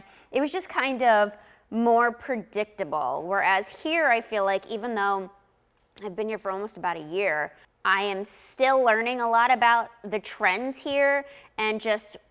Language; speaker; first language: English; native; English